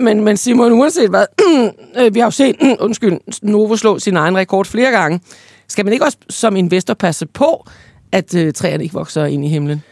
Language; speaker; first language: Danish; native; Danish